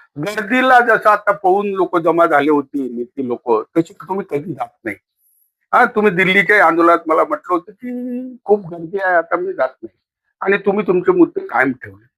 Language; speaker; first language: Marathi; non-native, local second language; Hindi